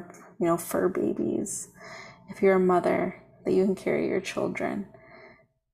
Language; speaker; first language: English; native; English